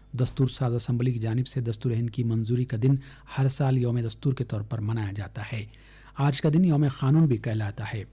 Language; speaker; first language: Urdu; native; Urdu